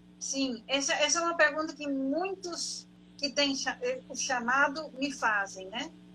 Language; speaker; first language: Portuguese; native; Portuguese